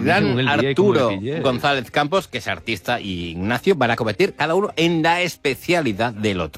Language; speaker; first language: Spanish; native; Spanish